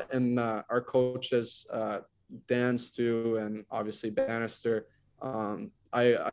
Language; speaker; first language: English; non-native, fluent; French